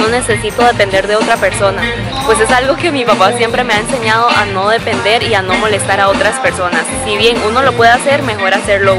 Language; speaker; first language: Spanish; early bilingual, other home language; Cantonese